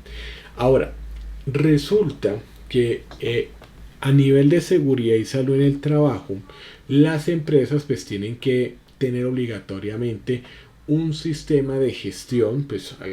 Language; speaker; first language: Spanish; native; Spanish